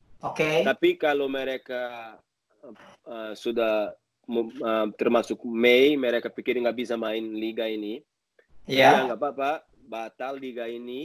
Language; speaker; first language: Indonesian; non-native, learner; Portuguese